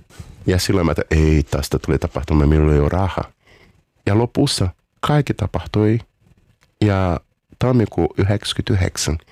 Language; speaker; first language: Finnish; non-native, fluent; Portuguese